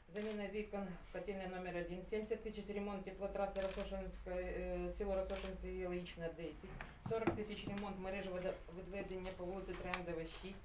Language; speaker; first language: Ukrainian; non-native, local second language; Russian